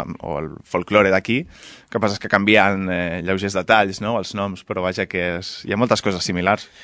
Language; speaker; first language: Catalan; non-native, local second language; Spanish